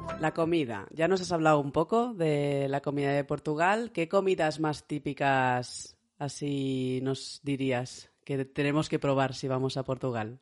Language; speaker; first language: Spanish; native; Spanish